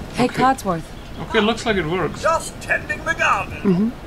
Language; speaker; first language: English; non-native, fluent; German